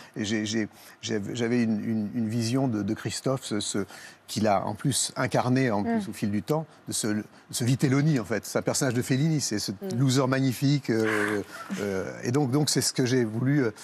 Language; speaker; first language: French; native; French